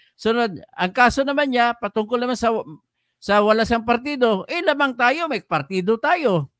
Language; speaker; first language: Filipino; non-native, local second language; Hiligaynon